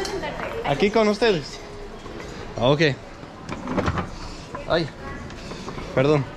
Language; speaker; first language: Spanish; non-native, fluent; Danish